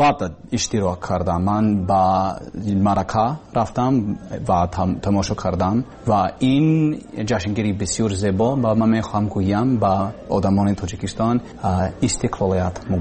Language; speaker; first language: Persian; non-native, learner; English